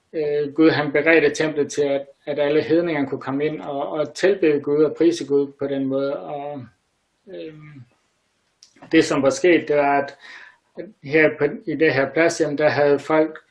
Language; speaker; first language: Danish; native; Danish